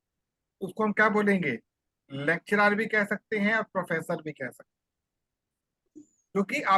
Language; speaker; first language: Hindi; native; Hindi